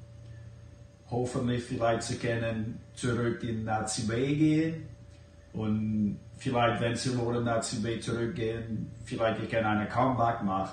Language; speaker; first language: German; non-native, learner; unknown